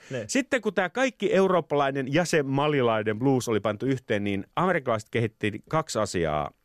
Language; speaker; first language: Finnish; native; Finnish